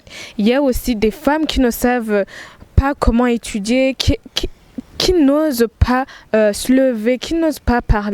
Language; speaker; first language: French; non-native, local second language; Rundi